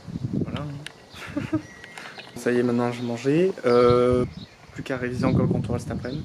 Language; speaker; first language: French; native; French